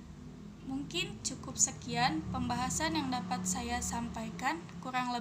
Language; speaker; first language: Indonesian; native; Indonesian